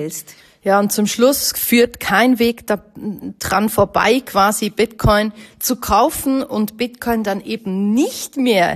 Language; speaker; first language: German; native; German